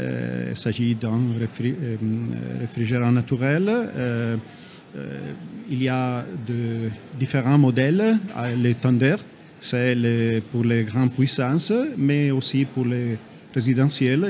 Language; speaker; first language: French; non-native, fluent; Italian